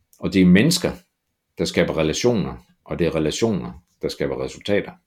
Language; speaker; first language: Danish; native; Danish